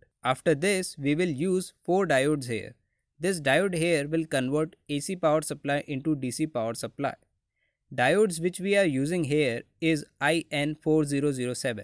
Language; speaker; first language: English; non-native, local second language; Hindi